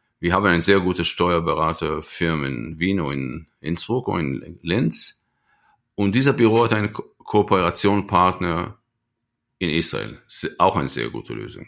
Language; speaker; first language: German; non-native, fluent; Hebrew